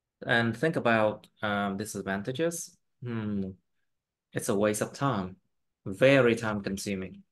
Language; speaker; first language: English; non-native, fluent; Vietnamese